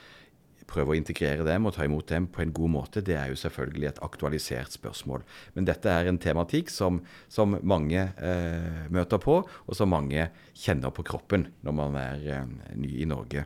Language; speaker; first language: Norwegian; native; Norwegian